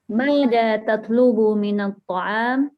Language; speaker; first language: Arabic; non-native, learner; Indonesian